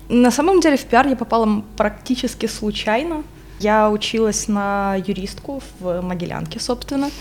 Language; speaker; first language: Russian; non-native, local second language; Ukrainian